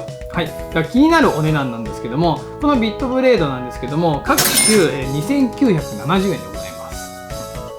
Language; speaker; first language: Japanese; native; Japanese